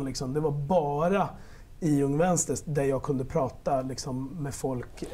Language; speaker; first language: Swedish; early bilingual, other home language; Spanish